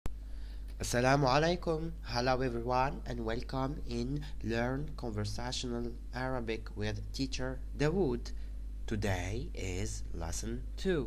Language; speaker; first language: English; non-native, fluent; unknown